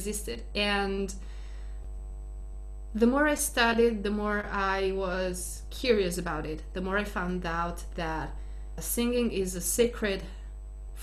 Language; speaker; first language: English; non-native, fluent; Italian